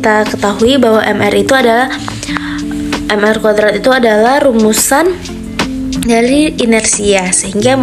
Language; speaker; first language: Indonesian; native; Indonesian